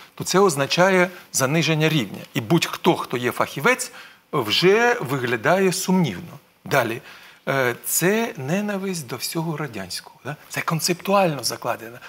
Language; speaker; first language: Ukrainian; non-native, local second language; Russian